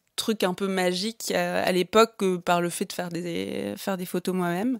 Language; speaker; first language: French; early bilingual, other home language; German